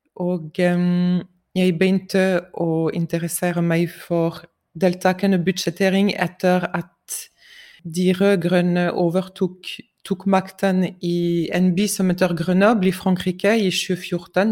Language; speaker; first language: Norwegian; non-native, fluent; French